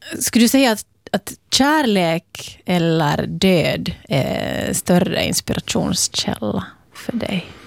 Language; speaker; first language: Swedish; native; Swedish